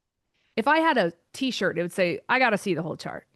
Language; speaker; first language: English; native; English